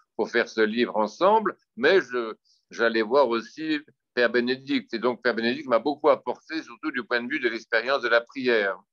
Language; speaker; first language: French; native; French